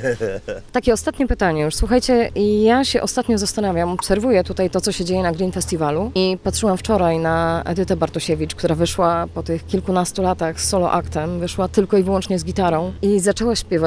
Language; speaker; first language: Polish; native; Polish